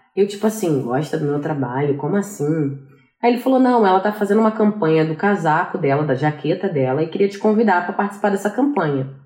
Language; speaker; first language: Portuguese; native; Portuguese